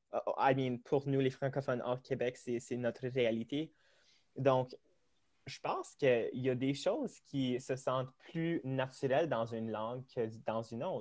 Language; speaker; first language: French; non-native, local second language; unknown